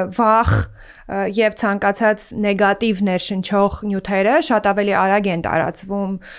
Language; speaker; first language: Armenian; native; Armenian